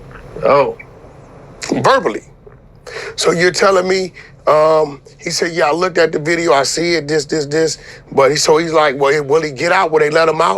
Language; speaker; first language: English; native; English